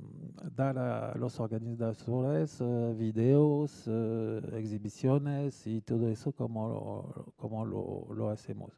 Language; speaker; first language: Spanish; non-native, fluent; French